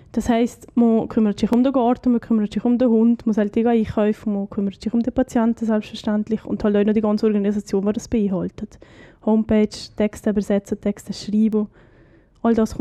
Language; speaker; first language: German; native; German